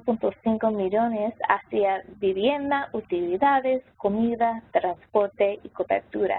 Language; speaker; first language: Spanish; non-native, local second language; English